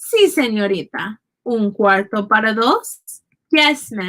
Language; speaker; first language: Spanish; non-native, fluent; English